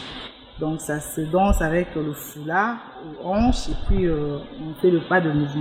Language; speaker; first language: French; non-native, local second language; Luba-Lulua